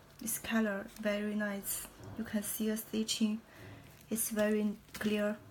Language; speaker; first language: English; non-native, learner; Chinese